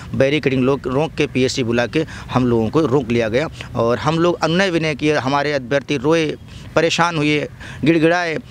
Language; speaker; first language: Hindi; native; Hindi